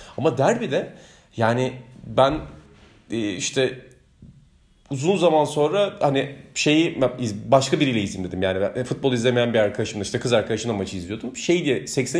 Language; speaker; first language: Turkish; native; Turkish